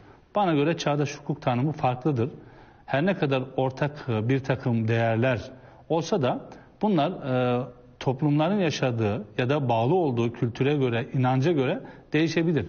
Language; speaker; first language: Turkish; native; Turkish